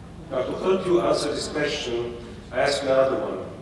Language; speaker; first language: English; non-native, fluent; Polish